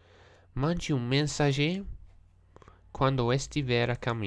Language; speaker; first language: Portuguese; non-native, learner; English